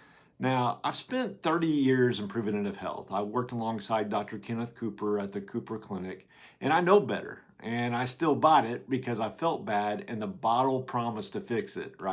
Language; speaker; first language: English; native; English